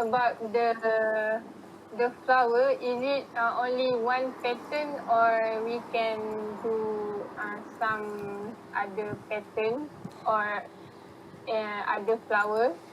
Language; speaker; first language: English; non-native, local second language; Malay